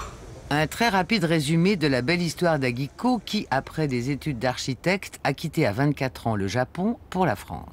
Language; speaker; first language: French; native; French